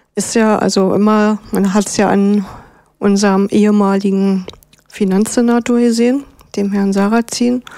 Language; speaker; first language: German; native; German